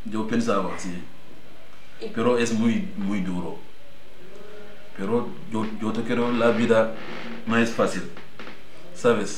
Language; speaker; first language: Spanish; non-native, learner; Wolof